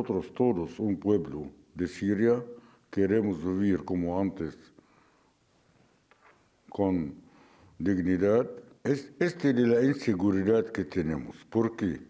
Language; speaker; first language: Spanish; non-native, fluent; Arabic